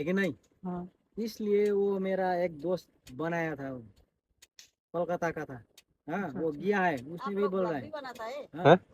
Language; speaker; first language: Hindi; non-native, local second language; Nepali